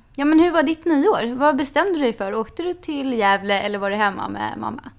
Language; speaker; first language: Swedish; native; Swedish